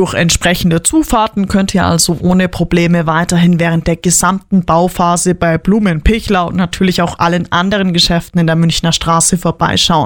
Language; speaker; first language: German; native; German